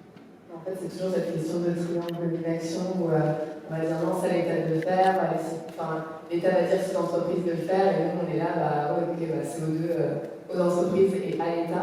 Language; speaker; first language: French; native; French